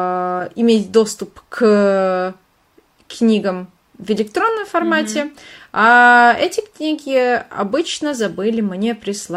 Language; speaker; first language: Russian; non-native, fluent; Hungarian